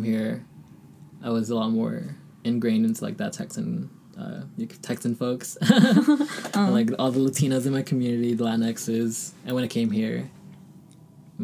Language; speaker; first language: English; early bilingual, other home language; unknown